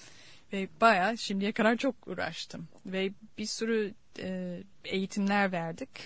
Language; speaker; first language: Turkish; non-native, fluent; English